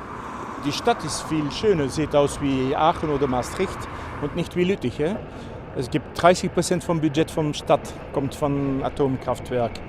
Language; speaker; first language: German; non-native, fluent; French